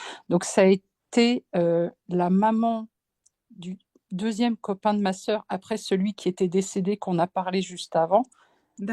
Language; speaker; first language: French; native; French